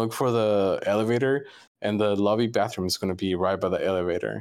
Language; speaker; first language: English; non-native, fluent; Spanish